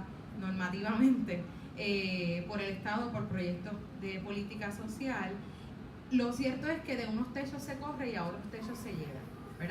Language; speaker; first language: Spanish; native; Spanish